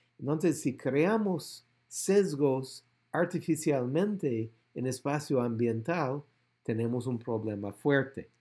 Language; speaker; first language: Spanish; non-native, fluent; English